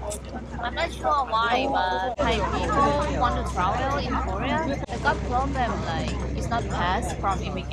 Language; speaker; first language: English; non-native, learner; Thai